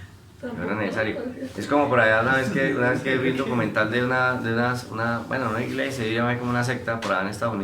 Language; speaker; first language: Spanish; native; Spanish